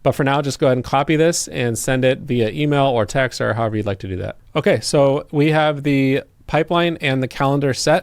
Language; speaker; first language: English; native; English